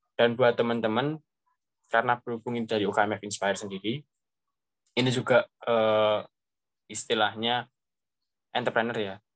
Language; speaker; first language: Indonesian; native; Indonesian